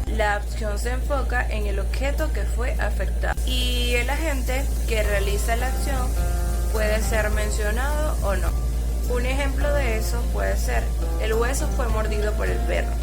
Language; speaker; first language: Spanish; native; Spanish